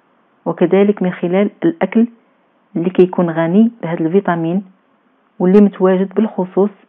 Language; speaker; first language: Arabic; native; Arabic